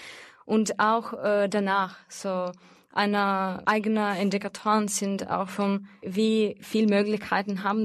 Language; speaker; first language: German; non-native, fluent; Russian